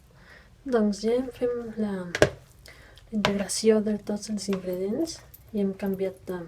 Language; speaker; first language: Catalan; non-native, fluent; Spanish